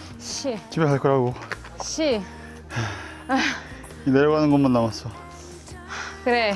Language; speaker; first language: Korean; native; Korean